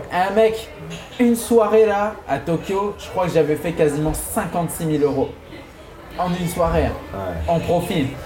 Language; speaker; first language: French; native; French